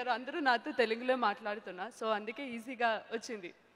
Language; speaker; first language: Telugu; non-native, learner; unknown